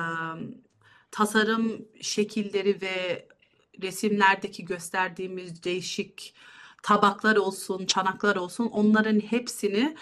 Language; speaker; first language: Turkish; early bilingual, heritage; Turkish